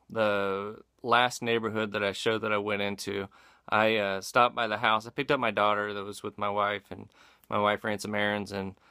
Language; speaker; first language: English; native; English